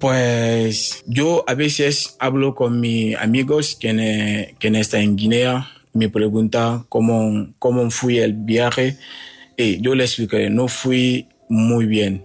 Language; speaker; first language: Spanish; non-native, learner; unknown